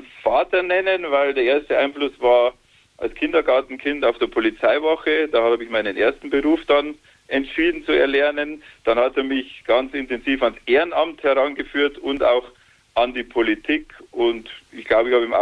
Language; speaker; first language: German; native; German